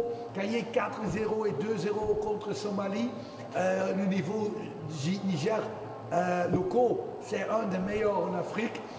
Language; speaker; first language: French; non-native, fluent; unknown